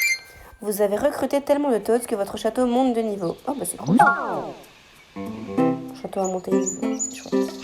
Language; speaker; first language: French; native; French